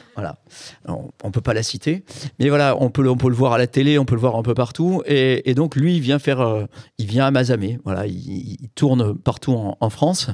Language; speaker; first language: French; native; French